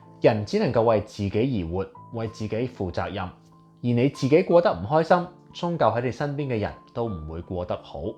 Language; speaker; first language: Cantonese; native; Cantonese